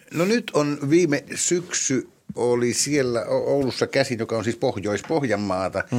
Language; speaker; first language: Finnish; native; Finnish